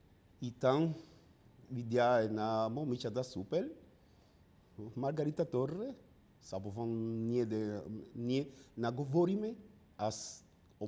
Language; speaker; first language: Bulgarian; non-native, learner; Spanish